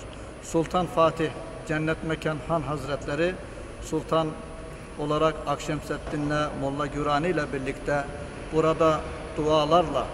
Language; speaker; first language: Turkish; native; Turkish